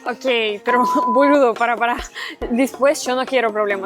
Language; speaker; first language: Spanish; non-native, learner; Russian